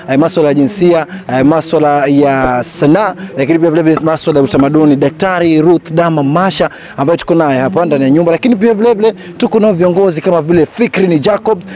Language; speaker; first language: Swahili; native; Swahili